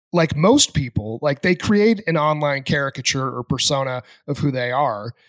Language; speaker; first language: English; native; English